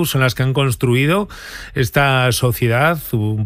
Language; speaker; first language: Spanish; native; Spanish